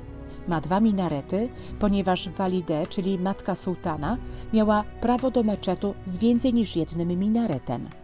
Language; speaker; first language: Polish; native; Polish